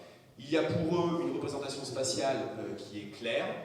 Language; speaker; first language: French; native; French